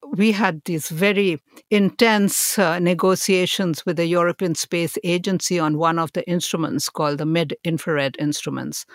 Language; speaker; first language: English; non-native, local second language; Hindi